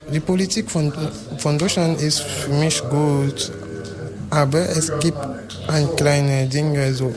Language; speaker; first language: German; non-native, learner; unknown